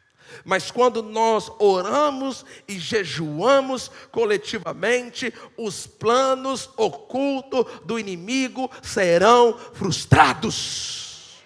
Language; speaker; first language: Portuguese; native; Portuguese